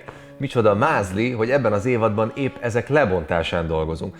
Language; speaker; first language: Hungarian; native; Hungarian